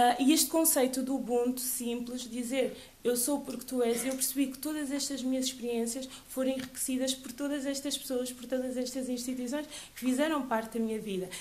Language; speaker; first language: Portuguese; early bilingual, other home language; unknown